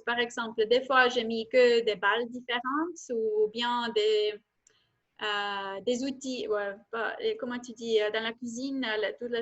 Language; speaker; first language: French; non-native, fluent; Estonian